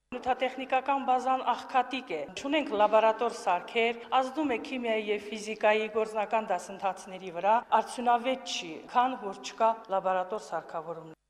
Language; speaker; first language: Armenian; native; Armenian